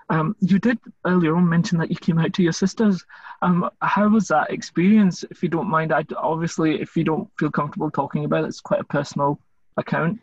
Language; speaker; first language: English; native; English